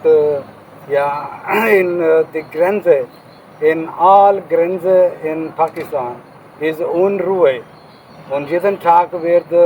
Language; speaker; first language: German; non-native, learner; Urdu